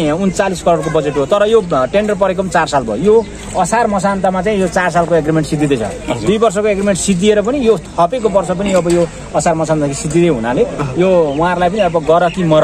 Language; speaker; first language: Nepali; native; Nepali